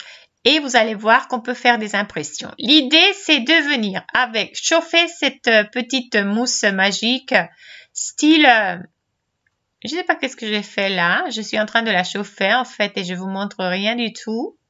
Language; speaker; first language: French; non-native, fluent; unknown